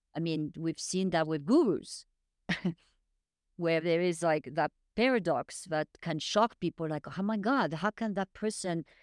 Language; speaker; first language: English; non-native, fluent; French